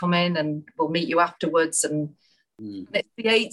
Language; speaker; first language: English; native; English